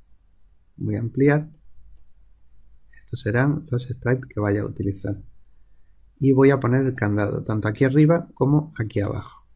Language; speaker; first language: Spanish; native; Spanish